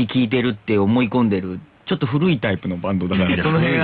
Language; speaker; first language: Japanese; native; Japanese